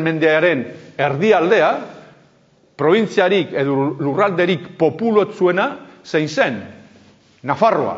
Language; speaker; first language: Basque; native; Basque